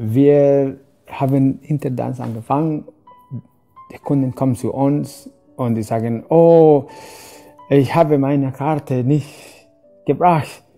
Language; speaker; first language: German; non-native, fluent; Spanish